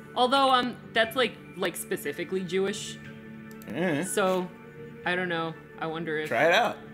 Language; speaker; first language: English; native; English